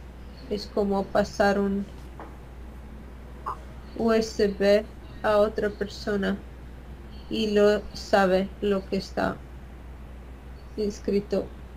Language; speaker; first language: Spanish; non-native, fluent; Latvian